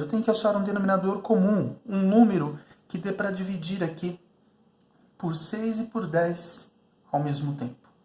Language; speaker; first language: Portuguese; native; Portuguese